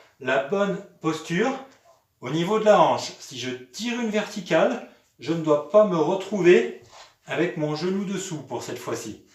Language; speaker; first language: French; native; French